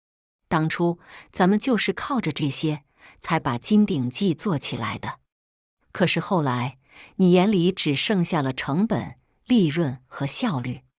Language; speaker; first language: Chinese; native; Chinese